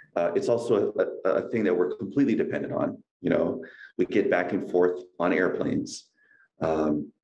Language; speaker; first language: English; native; English